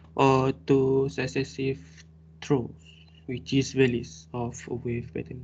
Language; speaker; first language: English; non-native, local second language; Malay